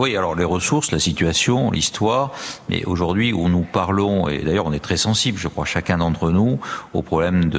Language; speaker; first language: French; native; French